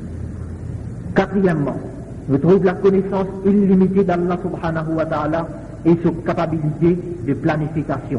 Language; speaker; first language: French; non-native, local second language; Morisyen